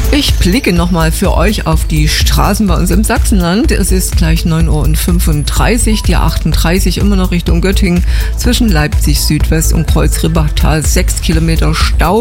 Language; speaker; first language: German; native; German